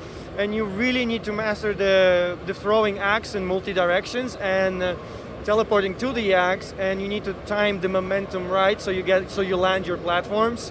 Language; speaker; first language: English; non-native, fluent; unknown